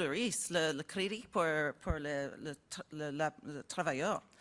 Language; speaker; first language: French; non-native, learner; English